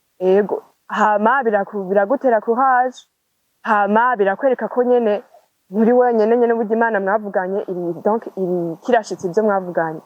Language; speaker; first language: Rundi; native; Rundi